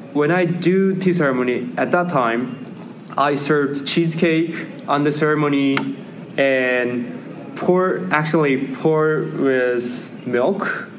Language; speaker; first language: English; non-native, learner; Japanese